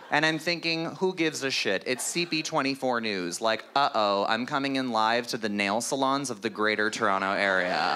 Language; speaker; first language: English; native; English